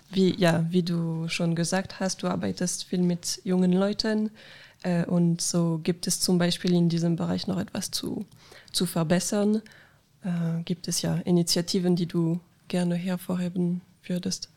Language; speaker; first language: German; non-native, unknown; French